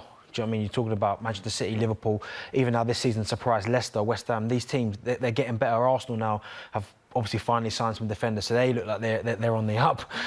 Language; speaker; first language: English; native; English